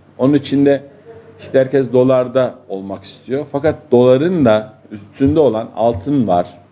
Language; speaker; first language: Turkish; native; Turkish